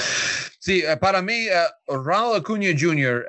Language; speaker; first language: Spanish; non-native, learner; English